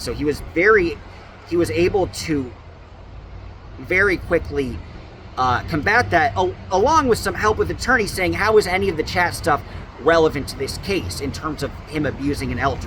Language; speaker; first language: English; native; English